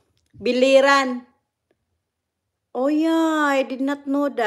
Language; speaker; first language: English; non-native, local second language; Cebuano